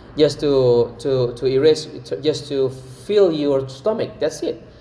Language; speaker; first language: English; non-native, fluent; Achinese